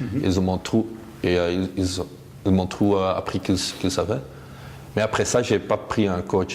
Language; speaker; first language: French; non-native, local second language; Dutch